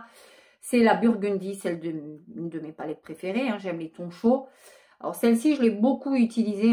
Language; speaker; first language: French; native; French